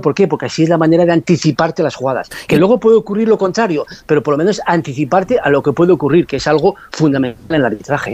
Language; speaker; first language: Spanish; native; Spanish